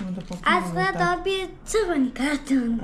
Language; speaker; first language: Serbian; early bilingual, heritage; Croatian